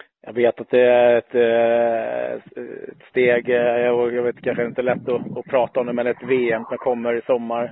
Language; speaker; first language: Swedish; native; Swedish